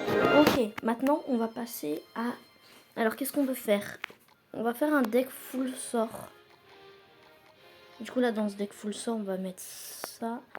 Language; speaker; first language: French; native; French